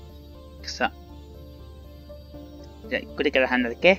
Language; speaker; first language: Japanese; non-native, learner; English